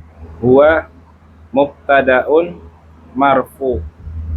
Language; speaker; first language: Arabic; non-native, learner; Indonesian